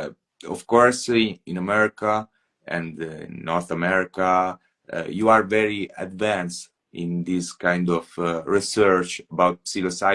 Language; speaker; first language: English; non-native, fluent; Italian